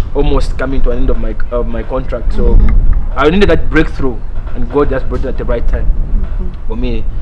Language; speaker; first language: English; non-native, local second language; Bemba